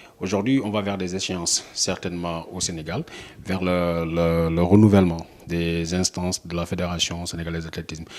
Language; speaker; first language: French; non-native, local second language; Wolof